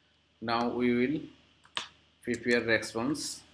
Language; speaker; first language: English; non-native, local second language; Bangla